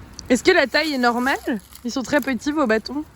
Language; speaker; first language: French; native; French